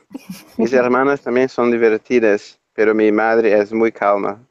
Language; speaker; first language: Spanish; non-native, learner; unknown